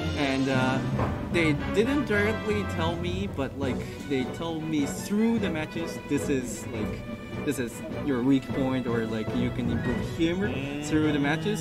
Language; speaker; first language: English; non-native, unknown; Japanese